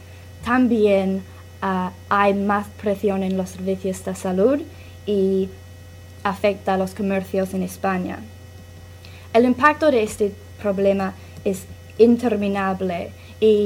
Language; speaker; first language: Spanish; non-native, learner; English